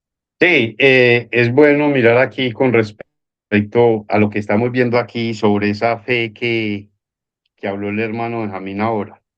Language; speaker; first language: Spanish; native; Spanish